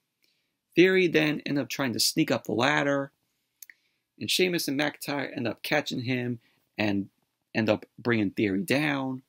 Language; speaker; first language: English; native; English